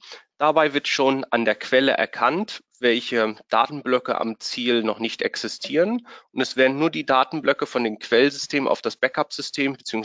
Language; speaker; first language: German; native; German